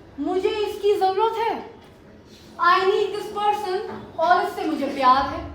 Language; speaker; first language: Hindi; native; Hindi